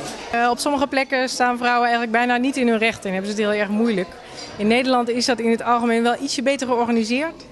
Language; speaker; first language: Dutch; native; Dutch